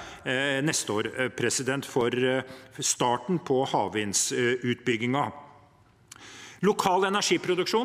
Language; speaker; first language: Norwegian; native; Norwegian